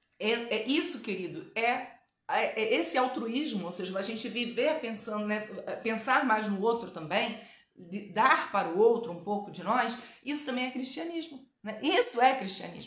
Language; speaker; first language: Portuguese; native; Portuguese